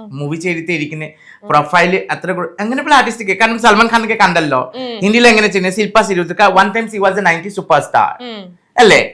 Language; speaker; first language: Malayalam; non-native, fluent; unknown